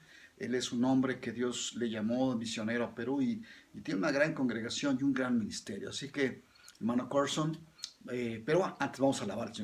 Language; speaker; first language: Spanish; native; Spanish